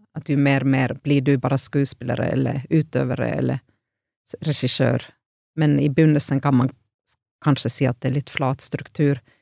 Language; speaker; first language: Norwegian; non-native, fluent; Finnish